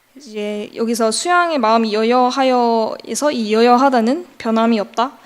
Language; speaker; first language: Korean; native; Korean